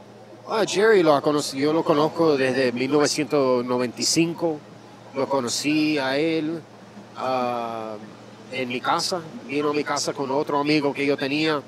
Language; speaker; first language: Spanish; early bilingual, heritage; Spanish